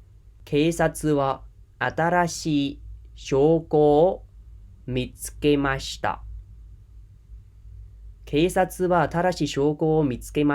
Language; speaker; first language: Japanese; non-native, fluent; Khmer